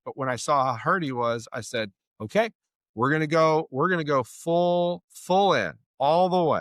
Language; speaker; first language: English; native; English